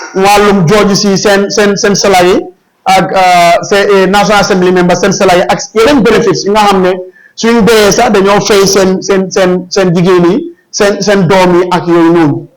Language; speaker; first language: Wolof; non-native, local second language; Jola-Fonyi